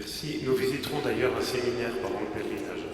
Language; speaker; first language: French; native; French